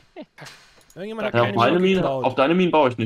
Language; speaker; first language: German; native; German